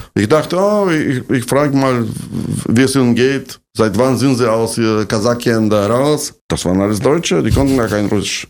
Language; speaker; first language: German; non-native, fluent; Russian